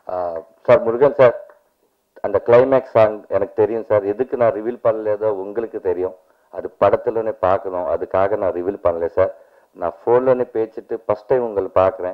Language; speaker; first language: Tamil; non-native, learner; Telugu